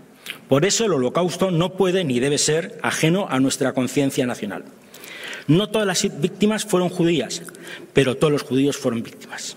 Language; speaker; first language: Spanish; native; Spanish